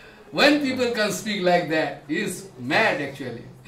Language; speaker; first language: English; non-native, local second language; Bangla